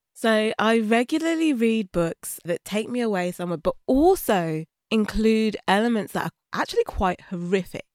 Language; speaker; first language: English; native; English